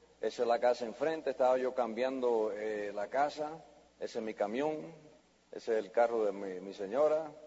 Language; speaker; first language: Spanish; early bilingual, heritage; Spanish